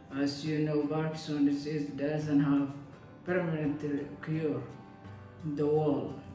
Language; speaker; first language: English; non-native, learner; Somali